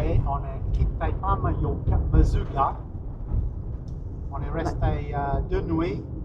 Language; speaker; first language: French; non-native, learner; English